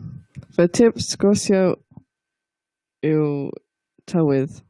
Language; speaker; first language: Welsh; non-native, learner; English